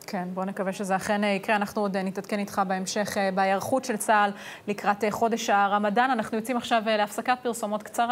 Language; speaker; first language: Hebrew; native; Hebrew